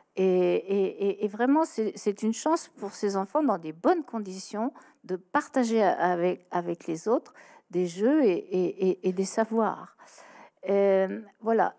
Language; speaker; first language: French; native; French